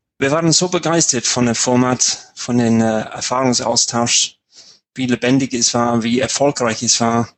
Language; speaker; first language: German; non-native, fluent; English